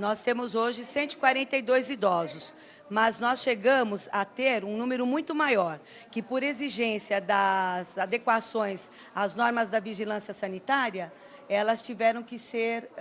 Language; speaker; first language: Portuguese; native; Portuguese